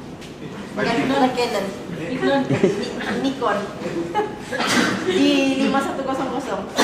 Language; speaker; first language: Malay; native; Malay